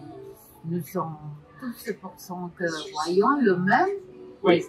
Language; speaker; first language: French; non-native, learner; Spanish